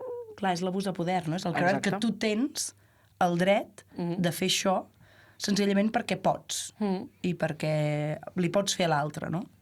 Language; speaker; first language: Catalan; native; Catalan